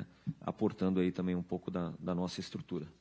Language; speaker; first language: Portuguese; native; Portuguese